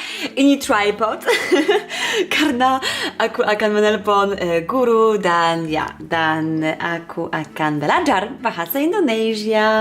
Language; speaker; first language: Indonesian; non-native, fluent; Polish